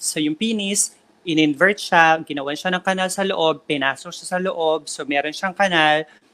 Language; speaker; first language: Filipino; native; Filipino